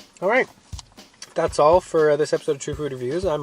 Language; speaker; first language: English; native; English